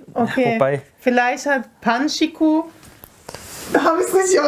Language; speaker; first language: German; native; German